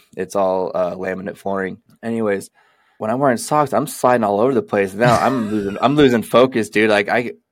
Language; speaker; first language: English; native; English